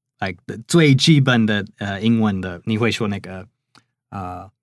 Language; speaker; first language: Chinese; non-native, fluent; English